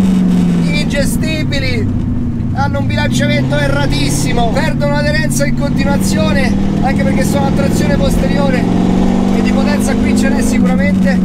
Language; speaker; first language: Italian; native; Italian